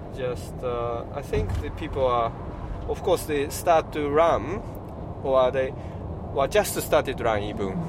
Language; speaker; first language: English; non-native, learner; Japanese